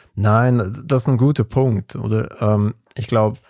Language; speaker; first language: German; early bilingual, other home language; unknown